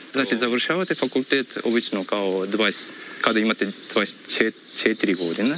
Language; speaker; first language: Croatian; non-native, fluent; Japanese